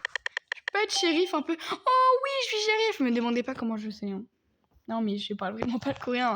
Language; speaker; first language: French; native; French